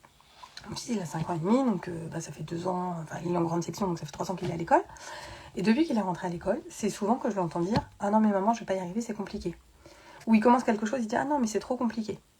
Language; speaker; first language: French; native; French